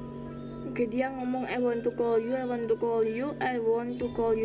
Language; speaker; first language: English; non-native, learner; Indonesian